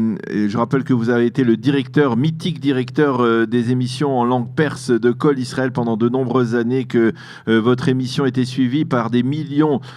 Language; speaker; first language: French; native; French